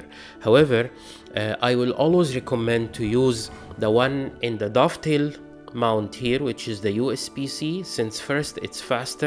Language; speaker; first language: English; non-native, fluent; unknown